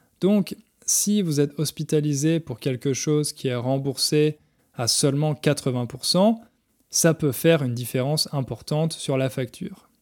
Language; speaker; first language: French; native; French